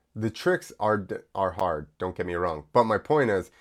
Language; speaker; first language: English; early bilingual, other home language; Italian